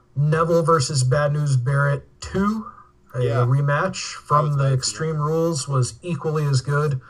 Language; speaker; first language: English; native; English